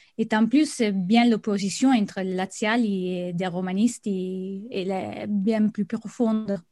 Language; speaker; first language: French; non-native, fluent; Italian